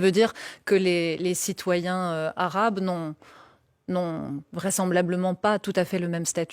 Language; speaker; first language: French; native; French